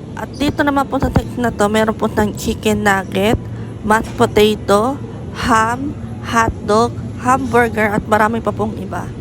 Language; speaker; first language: Filipino; native; Filipino